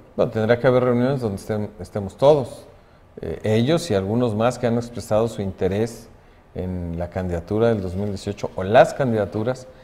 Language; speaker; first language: Spanish; native; Spanish